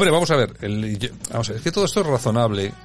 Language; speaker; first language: Spanish; native; Spanish